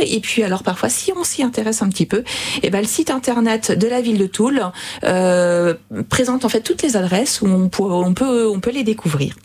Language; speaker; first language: French; native; French